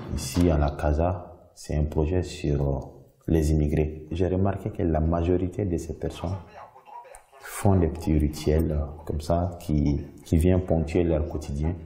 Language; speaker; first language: French; non-native, local second language; Bambara